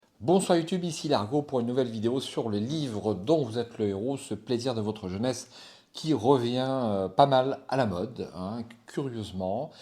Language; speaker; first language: French; native; French